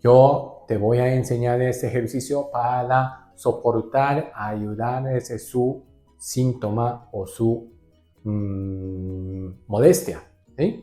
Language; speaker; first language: Spanish; non-native, learner; Japanese